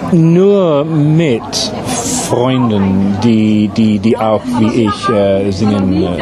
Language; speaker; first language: German; non-native, fluent; English